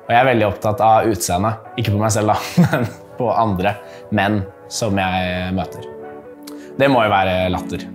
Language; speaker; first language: Norwegian; early bilingual, other home language; English